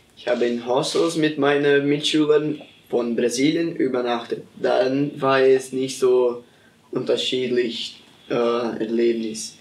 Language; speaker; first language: German; non-native, learner; Portuguese